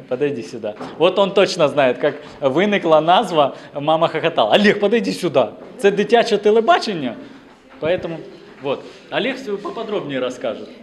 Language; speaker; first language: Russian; native; Russian